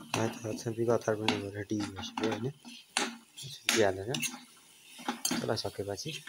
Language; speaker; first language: Nepali; native; Nepali